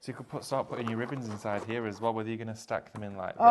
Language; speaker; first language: English; native; English